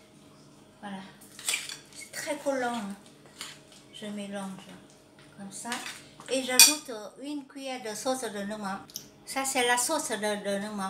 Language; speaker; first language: French; non-native, learner; Vietnamese